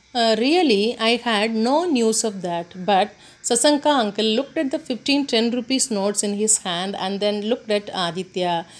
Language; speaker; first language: English; non-native, local second language; Tamil